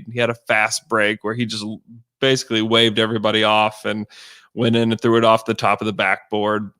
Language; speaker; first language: English; native; English